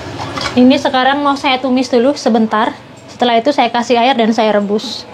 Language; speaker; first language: Indonesian; native; Indonesian